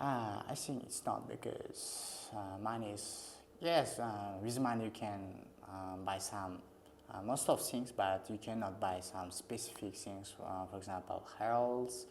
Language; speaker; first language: English; non-native, learner; Uzbek